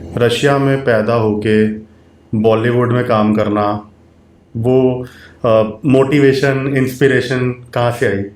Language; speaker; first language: Hindi; native; Hindi